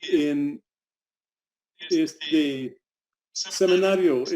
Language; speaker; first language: Spanish; non-native, fluent; English